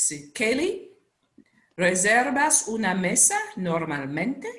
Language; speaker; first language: Spanish; non-native, learner; English